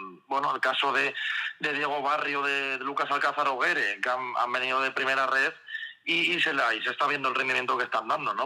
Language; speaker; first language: Spanish; native; Spanish